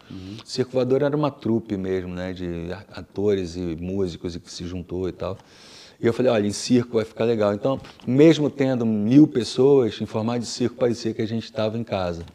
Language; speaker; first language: Portuguese; native; Portuguese